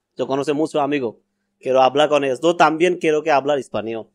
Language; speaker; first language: Spanish; non-native, learner; Bangla